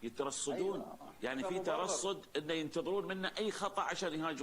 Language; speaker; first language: Arabic; native; Arabic